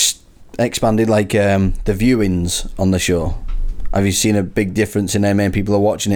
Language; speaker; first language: English; native; English